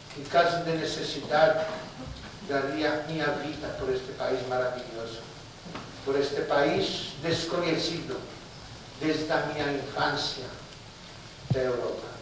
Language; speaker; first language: Portuguese; non-native, fluent; Yiddish